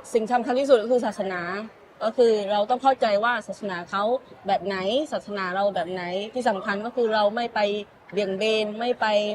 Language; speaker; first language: Thai; non-native, local second language; Malay